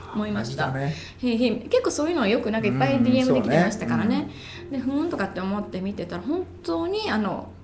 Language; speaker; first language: Japanese; native; Japanese